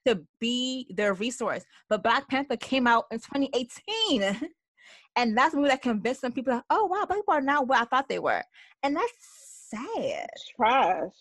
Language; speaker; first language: English; early bilingual, other home language; Yoruba